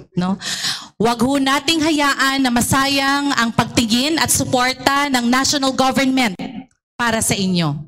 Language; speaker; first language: Filipino; native; Filipino